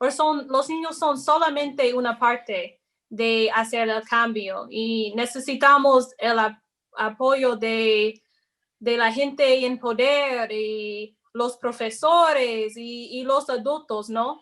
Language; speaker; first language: Spanish; non-native, fluent; English